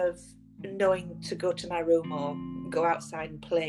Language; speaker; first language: English; native; English